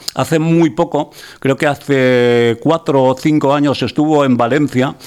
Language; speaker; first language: Spanish; non-native, local second language; Catalan